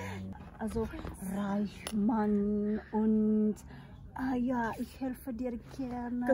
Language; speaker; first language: German; non-native, learner; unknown